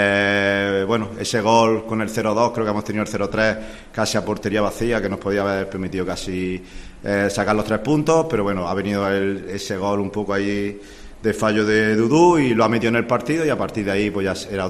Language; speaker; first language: Spanish; native; Spanish